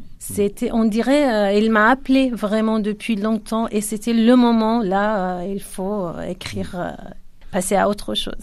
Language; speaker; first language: French; non-native, fluent; Kurdish